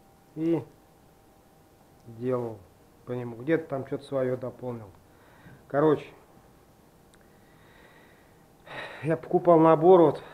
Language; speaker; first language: Russian; native; Russian